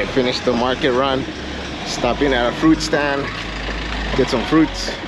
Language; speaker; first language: English; early bilingual, other home language; Spanish